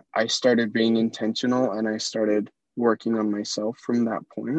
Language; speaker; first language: English; native; English